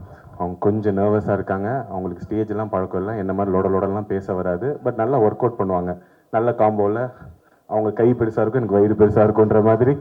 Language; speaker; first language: Tamil; native; Tamil